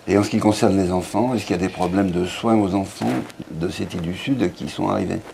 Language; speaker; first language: French; native; French